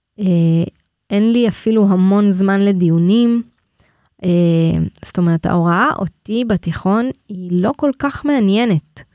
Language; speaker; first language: Hebrew; native; Hebrew